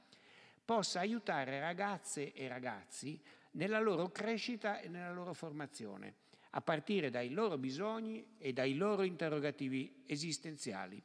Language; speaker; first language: Italian; native; Italian